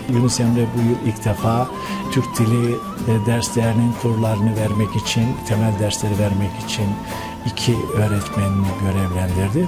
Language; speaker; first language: Turkish; native; Turkish